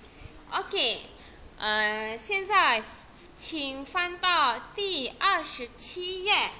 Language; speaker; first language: Chinese; non-native, local second language; Malay